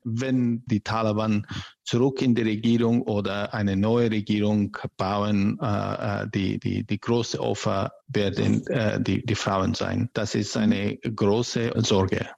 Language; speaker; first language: German; non-native, learner; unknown